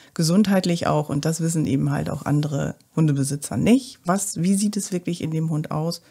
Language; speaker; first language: German; native; German